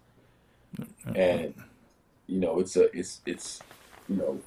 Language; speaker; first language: English; native; English